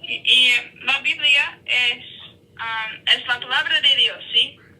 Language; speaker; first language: Spanish; non-native, learner; English